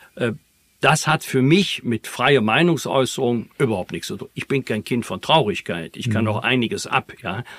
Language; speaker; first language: German; native; German